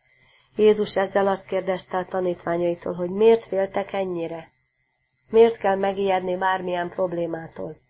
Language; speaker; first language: Hungarian; native; Hungarian